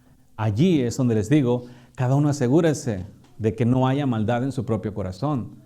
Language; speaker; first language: Spanish; native; Spanish